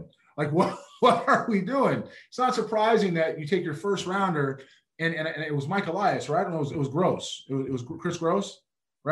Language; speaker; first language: English; native; English